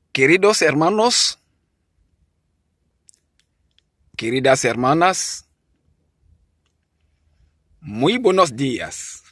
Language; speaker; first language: Spanish; non-native, learner; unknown